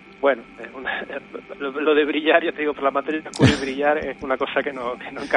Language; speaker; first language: Spanish; native; Spanish